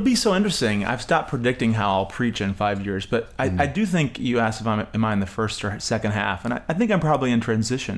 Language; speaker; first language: English; native; English